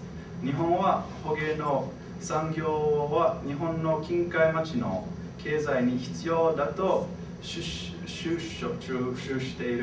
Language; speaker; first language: Japanese; non-native, fluent; English